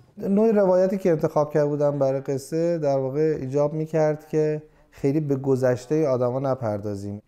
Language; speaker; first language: Persian; native; Persian